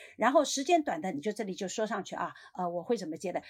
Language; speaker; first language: Chinese; native; Chinese